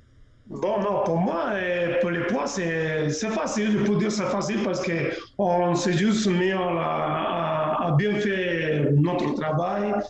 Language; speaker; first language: French; non-native, fluent; Spanish